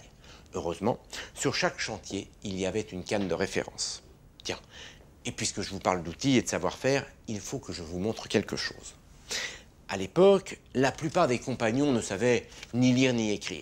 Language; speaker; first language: French; native; French